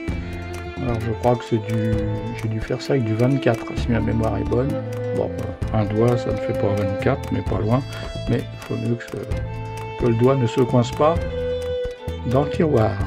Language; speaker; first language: French; native; French